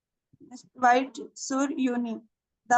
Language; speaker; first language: German; non-native, learner; Hindi